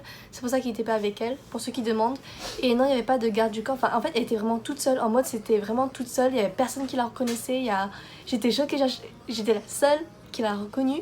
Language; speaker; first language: French; native; French